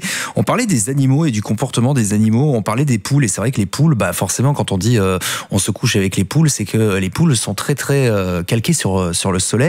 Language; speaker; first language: French; native; French